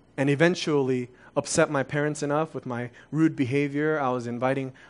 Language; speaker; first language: English; early bilingual, other home language; Korean